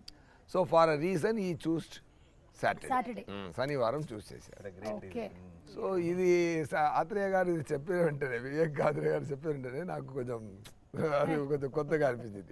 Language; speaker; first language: Telugu; non-native, fluent; Tamil